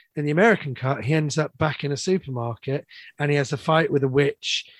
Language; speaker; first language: English; native; English